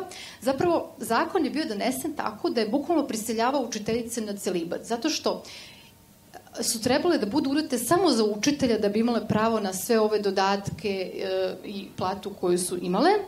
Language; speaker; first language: Serbian; native; Serbian